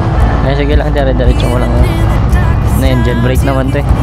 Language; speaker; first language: Filipino; native; Filipino